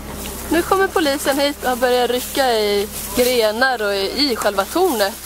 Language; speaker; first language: Swedish; native; Swedish